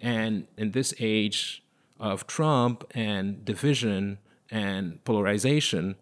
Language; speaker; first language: English; non-native, fluent; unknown